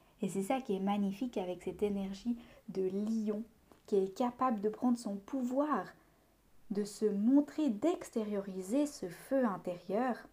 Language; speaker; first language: French; native; French